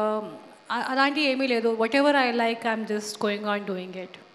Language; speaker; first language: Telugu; non-native, fluent; Hindi